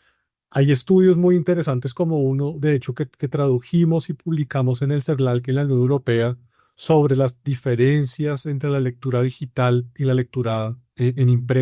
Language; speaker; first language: Spanish; native; Spanish